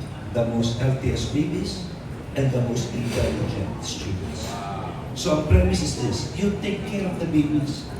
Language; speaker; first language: English; non-native, local second language; Filipino